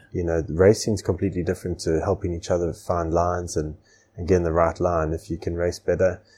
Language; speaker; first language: English; native; English